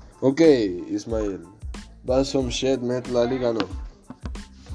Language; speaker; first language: Norwegian; non-native, learner; Spanish